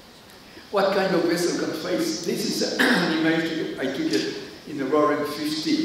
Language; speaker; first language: English; non-native, learner; French